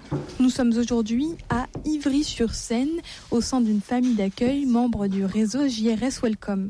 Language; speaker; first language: French; native; French